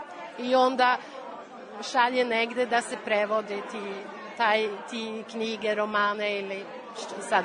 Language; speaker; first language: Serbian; non-native, learner; Swedish